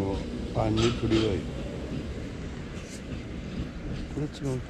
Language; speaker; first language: Japanese; native; Japanese